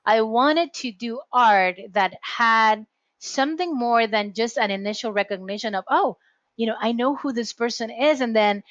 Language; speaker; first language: English; non-native, fluent; Spanish